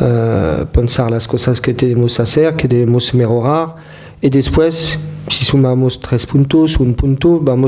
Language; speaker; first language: Spanish; non-native, fluent; French